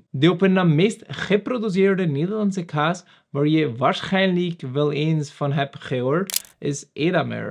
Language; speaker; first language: Dutch; non-native, learner; Spanish